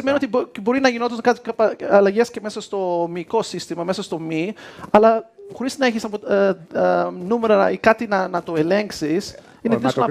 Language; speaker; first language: Greek; early bilingual, heritage; Greek